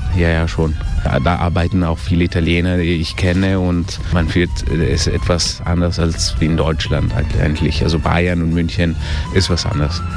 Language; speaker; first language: German; early bilingual, heritage; Italian